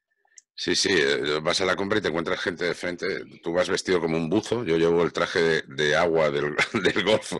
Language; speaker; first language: Spanish; native; Spanish